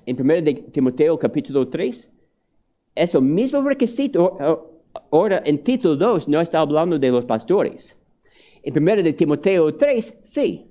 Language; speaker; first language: Spanish; non-native, fluent; English